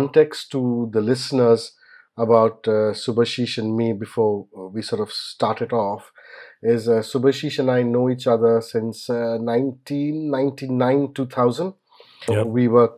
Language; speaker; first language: English; non-native, local second language; Bangla